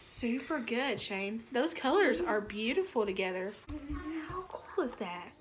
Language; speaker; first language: English; native; English